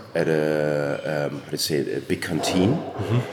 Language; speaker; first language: English; non-native, fluent; German